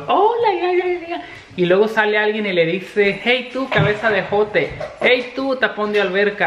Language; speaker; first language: Spanish; native; Spanish